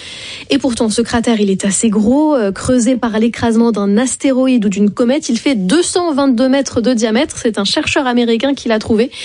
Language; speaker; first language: French; native; French